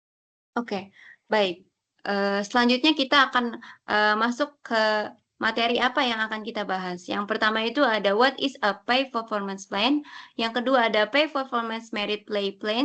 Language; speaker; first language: Indonesian; native; Indonesian